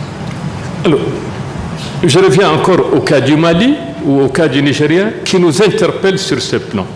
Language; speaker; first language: French; non-native, local second language; Arabic